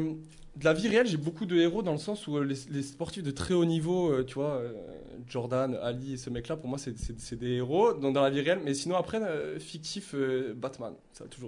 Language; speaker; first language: French; native; French